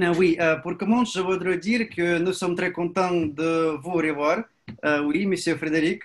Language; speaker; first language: French; non-native, learner; Russian